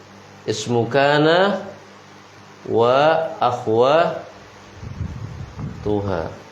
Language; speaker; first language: Arabic; non-native, fluent; Indonesian